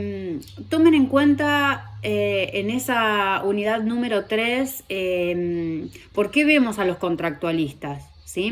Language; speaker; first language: Spanish; native; Spanish